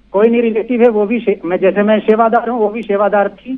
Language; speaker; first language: Hindi; native; Hindi